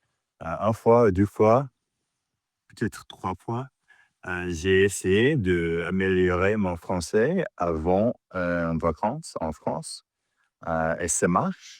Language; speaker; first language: French; non-native, learner; English